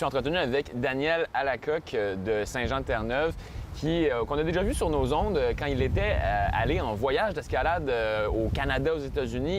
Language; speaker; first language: French; native; French